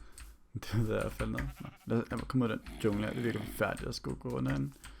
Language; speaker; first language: Danish; native; Danish